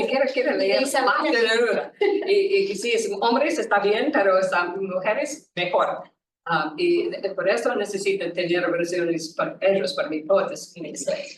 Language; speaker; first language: Spanish; non-native, learner; English